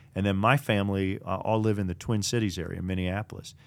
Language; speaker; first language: English; native; English